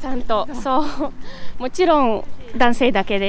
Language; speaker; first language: Japanese; non-native, fluent; Russian